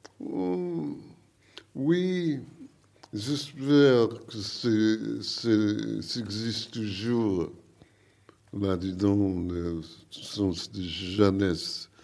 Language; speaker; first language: French; non-native, learner; English